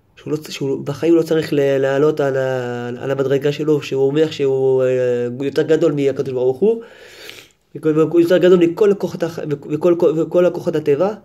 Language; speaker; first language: Hebrew; non-native, fluent; French